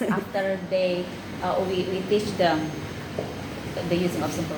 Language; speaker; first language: English; non-native, learner; Indonesian